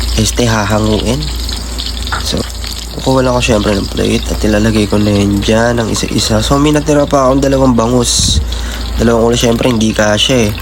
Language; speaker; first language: Filipino; native; Filipino